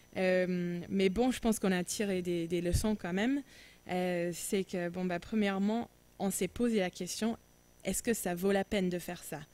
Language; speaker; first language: French; non-native, fluent; English